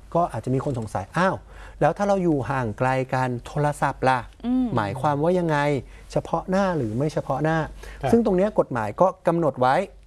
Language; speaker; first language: Thai; native; Thai